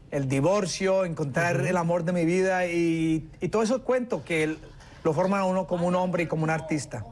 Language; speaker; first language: Spanish; early bilingual, heritage; Spanish